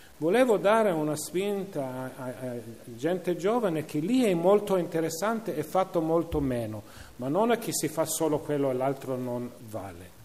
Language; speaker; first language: Italian; non-native, fluent; English